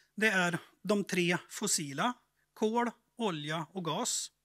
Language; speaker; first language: Swedish; native; Swedish